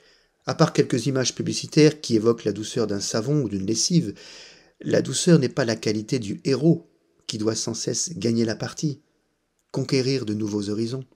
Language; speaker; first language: French; native; French